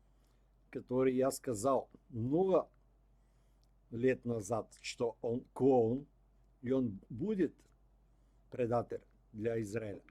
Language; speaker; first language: Russian; non-native, learner; Bulgarian